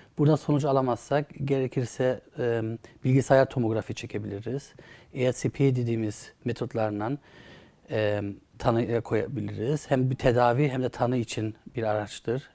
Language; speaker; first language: Turkish; early bilingual, heritage; Turkish